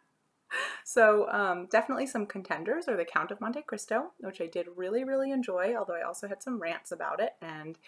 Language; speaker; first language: English; native; English